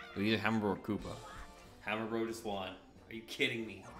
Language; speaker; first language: English; native; English